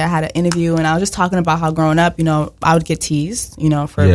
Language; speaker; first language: English; early bilingual, other home language; Haitian Creole